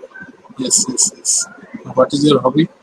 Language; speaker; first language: English; non-native, learner; Bangla